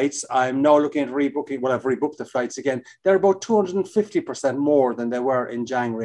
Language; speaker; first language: English; native; English